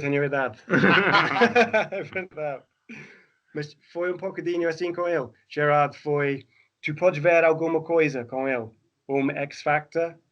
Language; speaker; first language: Portuguese; non-native, fluent; English